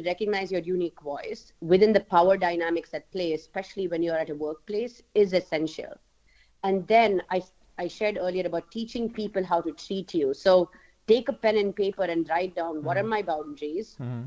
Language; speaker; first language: English; non-native, local second language; Hindi